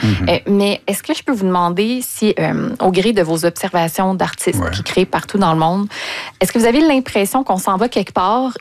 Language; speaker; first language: French; native; French